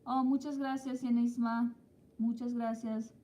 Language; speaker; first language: Spanish; non-native, learner; English